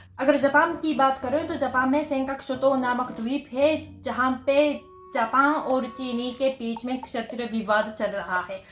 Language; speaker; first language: Hindi; non-native, fluent; Japanese